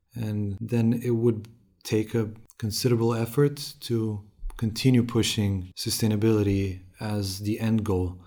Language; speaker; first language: English; non-native, fluent; Romanian